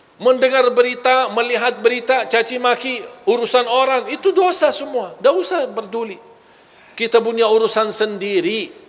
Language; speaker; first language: Malay; non-native, fluent; Arabic